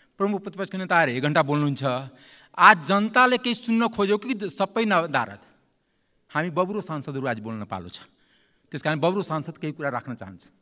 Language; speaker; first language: Nepali; non-native, local second language; Maithili